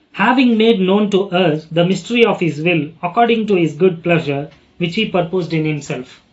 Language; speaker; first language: English; non-native, local second language; Tamil